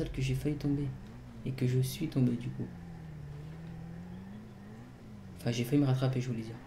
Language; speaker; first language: French; native; French